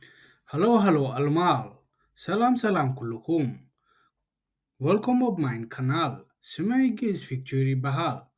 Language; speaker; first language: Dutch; non-native, learner; Tigrinya